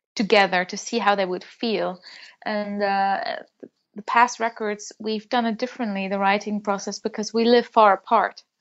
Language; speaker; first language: English; non-native, fluent; Dutch